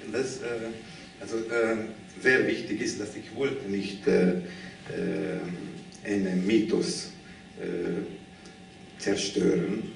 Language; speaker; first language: German; non-native, learner; Hungarian